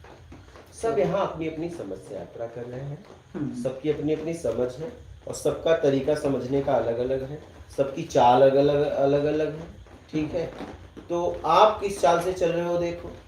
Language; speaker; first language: Hindi; native; Hindi